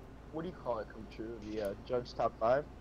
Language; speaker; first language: English; native; English